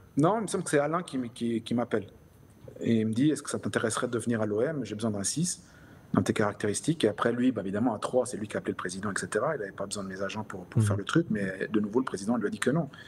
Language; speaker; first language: French; native; French